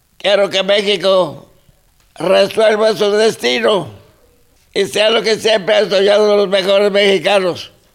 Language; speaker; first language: Spanish; non-native, local second language; Zapotec